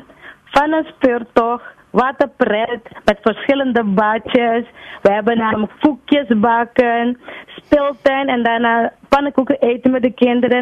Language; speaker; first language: Dutch; non-native, local second language; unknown